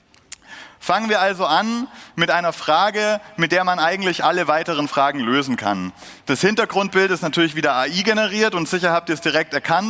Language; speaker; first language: German; native; German